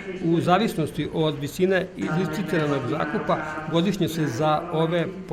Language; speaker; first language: Serbian; native; Serbian